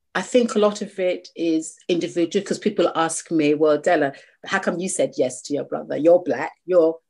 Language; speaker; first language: English; native; English